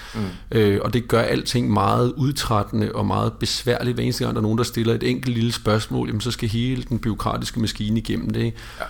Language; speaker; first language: Danish; native; Danish